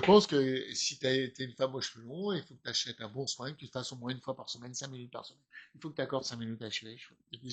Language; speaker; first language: French; native; French